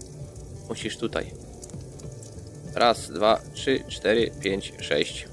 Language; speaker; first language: Polish; native; Polish